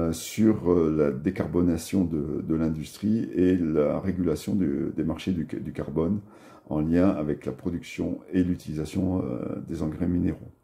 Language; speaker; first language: French; native; French